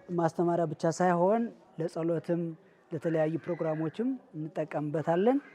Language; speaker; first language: Amharic; non-native, local second language; Tigrinya